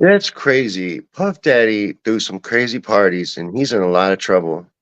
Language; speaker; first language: English; native; English